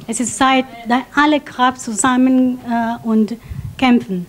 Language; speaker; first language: German; non-native, fluent; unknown